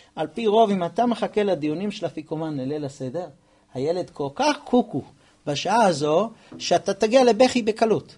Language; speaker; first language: Hebrew; non-native, fluent; English